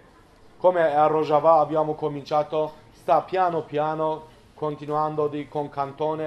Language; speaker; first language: Italian; non-native, learner; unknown